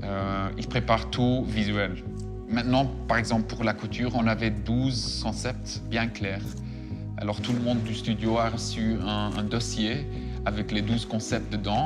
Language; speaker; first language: French; non-native, fluent; Dutch